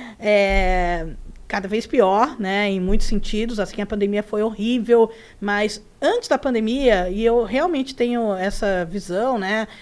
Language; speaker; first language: Portuguese; early bilingual, other home language; Spanish